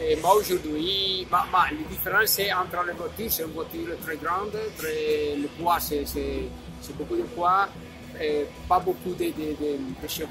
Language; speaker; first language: French; non-native, learner; Italian